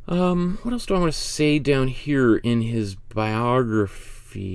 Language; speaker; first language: English; native; English